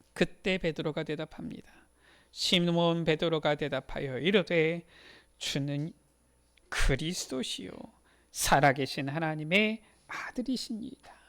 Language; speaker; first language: Korean; native; Korean